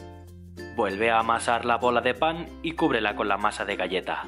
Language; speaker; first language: Spanish; native; Spanish